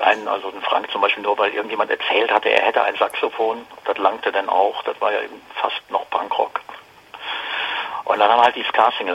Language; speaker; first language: German; native; German